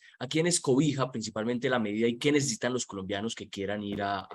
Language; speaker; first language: Spanish; native; Spanish